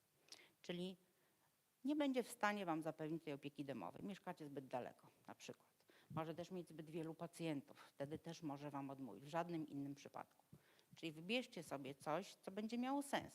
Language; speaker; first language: Polish; native; Polish